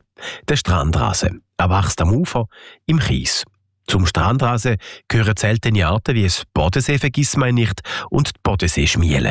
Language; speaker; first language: German; native; German